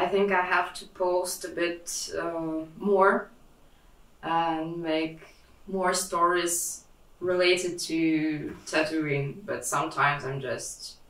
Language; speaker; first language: English; non-native, fluent; Russian